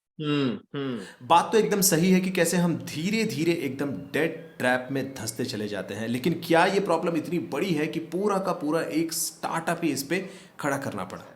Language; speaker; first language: Hindi; native; Hindi